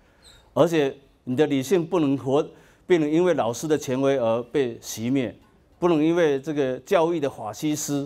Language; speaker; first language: Chinese; native; Chinese